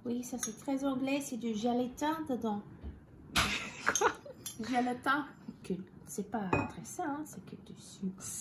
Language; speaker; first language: French; non-native, learner; English